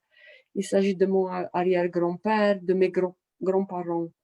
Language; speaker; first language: French; non-native, fluent; Romanian